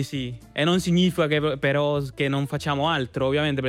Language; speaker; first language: Italian; non-native, fluent; Spanish